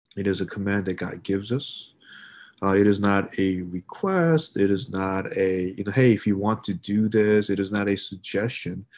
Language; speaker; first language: English; early bilingual, other home language; Korean